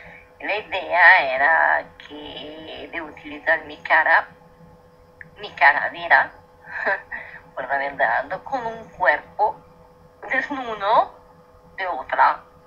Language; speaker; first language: Spanish; non-native, learner; Italian